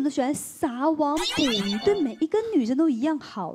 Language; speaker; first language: Chinese; native; Chinese